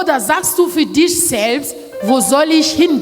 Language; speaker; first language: German; non-native, learner; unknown